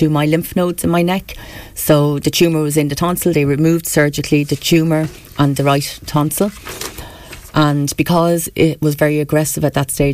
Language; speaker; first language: English; native; English